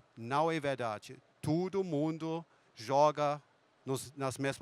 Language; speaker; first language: Portuguese; non-native, fluent; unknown